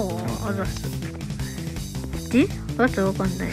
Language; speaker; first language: Japanese; native; Japanese